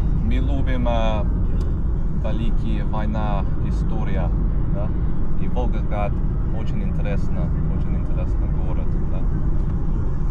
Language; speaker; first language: Russian; non-native, learner; English